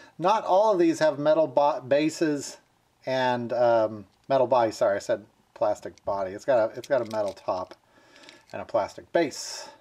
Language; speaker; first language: English; native; English